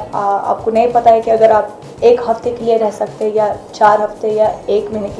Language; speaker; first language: Hindi; non-native, fluent; Arabic